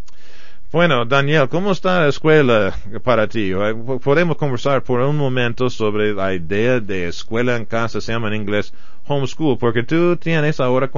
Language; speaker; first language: Spanish; non-native, fluent; English